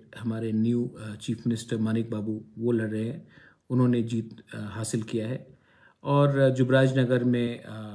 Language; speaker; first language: Hindi; non-native, local second language; Kok Borok